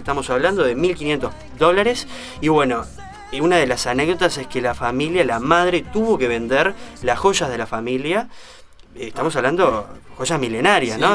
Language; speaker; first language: Spanish; native; Spanish